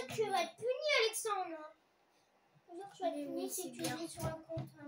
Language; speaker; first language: French; native; French